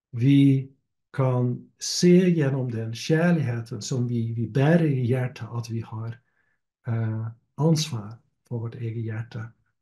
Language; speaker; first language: Norwegian; non-native, fluent; Dutch